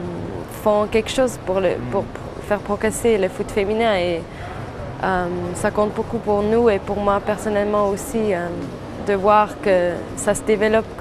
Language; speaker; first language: French; non-native, fluent; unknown